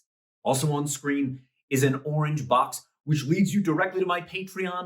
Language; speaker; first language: English; native; English